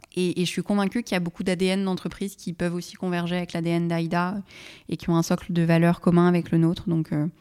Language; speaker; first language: French; non-native, local second language; Arabic